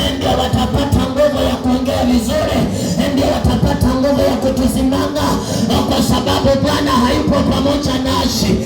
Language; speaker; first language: Swahili; non-native, local second language; Luyia